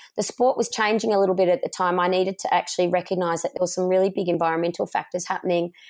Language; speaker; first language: English; native; English